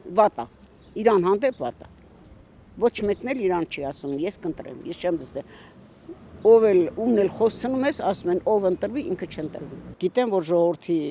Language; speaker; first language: Armenian; native; Armenian